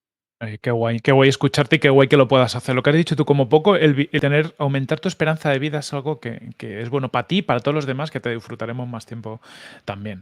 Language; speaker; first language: Spanish; native; Spanish